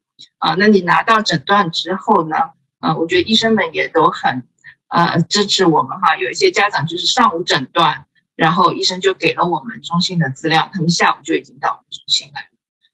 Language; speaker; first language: Chinese; native; Chinese